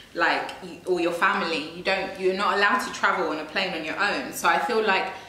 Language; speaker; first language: English; native; English